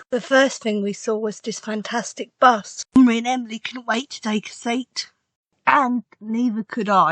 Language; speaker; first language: English; native; English